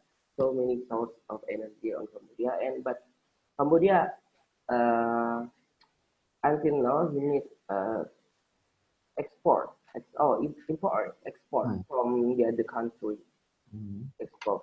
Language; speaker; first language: English; non-native, learner; Indonesian